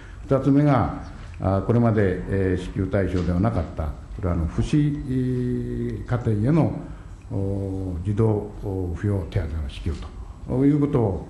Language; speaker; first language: Japanese; native; Japanese